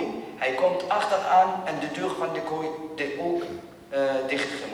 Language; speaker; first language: Dutch; non-native, learner; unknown